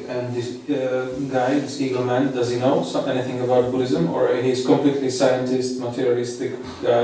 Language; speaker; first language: English; non-native, learner; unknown